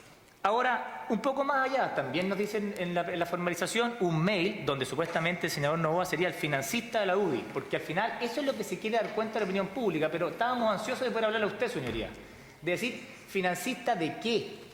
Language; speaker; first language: Spanish; native; Spanish